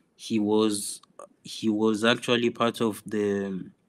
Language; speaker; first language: English; non-native, fluent; Swahili